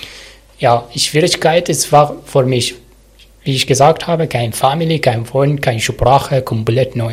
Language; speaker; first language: German; non-native, learner; Arabic